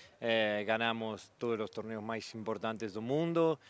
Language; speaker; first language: Portuguese; non-native, learner; Spanish